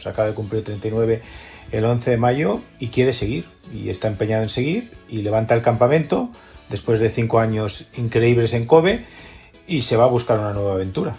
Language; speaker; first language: Spanish; native; Spanish